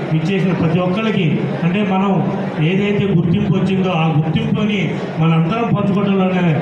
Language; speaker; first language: Telugu; native; Telugu